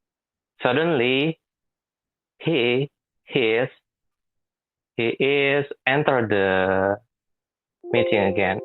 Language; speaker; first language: English; non-native, learner; Indonesian